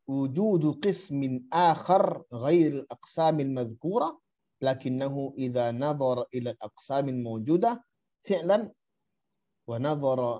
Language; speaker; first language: Arabic; non-native, fluent; Indonesian